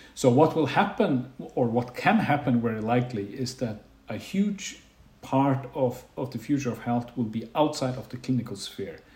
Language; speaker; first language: English; non-native, fluent; Faroese